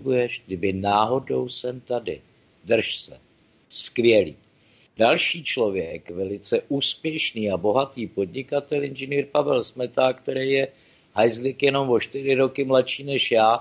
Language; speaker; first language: Czech; native; Czech